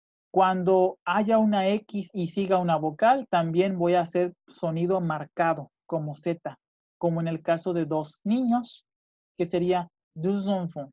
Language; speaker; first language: Spanish; native; Spanish